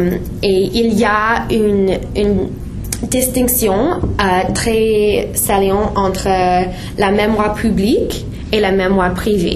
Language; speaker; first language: French; non-native, fluent; English